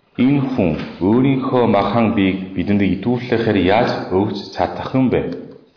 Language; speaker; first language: Mongolian; non-native, fluent; Korean